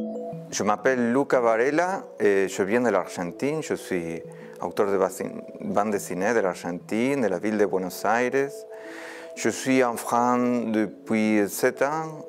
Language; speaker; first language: French; non-native, fluent; Spanish